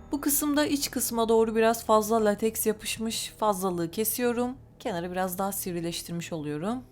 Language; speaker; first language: Turkish; native; Turkish